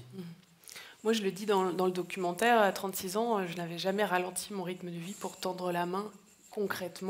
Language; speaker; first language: French; native; French